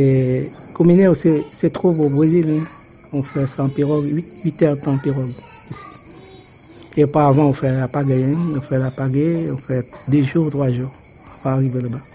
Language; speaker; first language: French; non-native, local second language; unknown